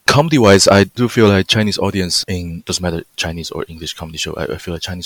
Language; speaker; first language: English; non-native, fluent; Chinese